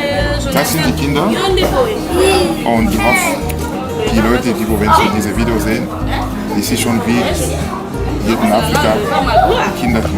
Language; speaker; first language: German; non-native, learner; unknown